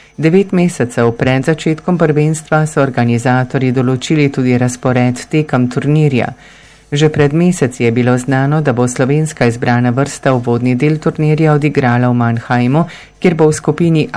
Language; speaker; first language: Slovenian; native; Slovenian